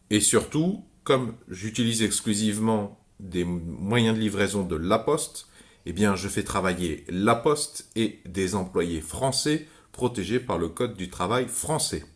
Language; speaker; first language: French; native; French